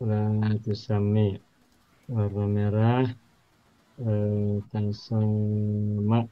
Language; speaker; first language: Indonesian; native; Indonesian